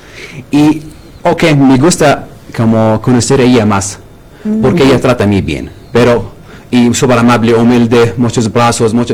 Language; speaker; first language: Spanish; non-native, learner; Arabic